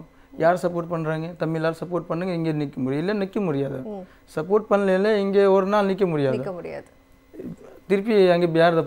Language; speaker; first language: Tamil; non-native, local second language; Hindi